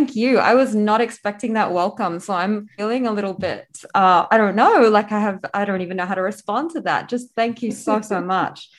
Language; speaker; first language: English; native; English